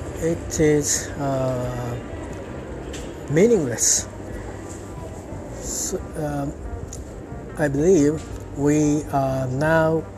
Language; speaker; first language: English; non-native, learner; Japanese